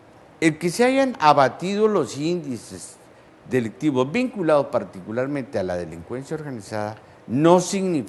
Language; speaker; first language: Spanish; native; Spanish